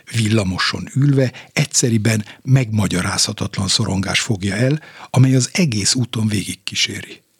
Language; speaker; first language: Hungarian; non-native, fluent; Turkish